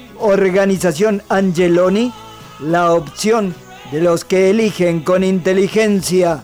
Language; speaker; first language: Spanish; native; Spanish